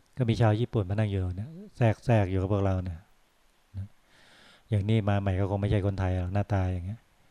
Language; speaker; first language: Thai; native; Thai